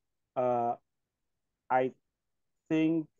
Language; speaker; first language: English; non-native, learner; Indonesian